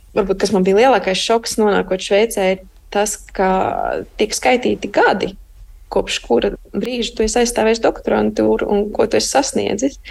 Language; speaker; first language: Latvian; early bilingual, heritage; Latvian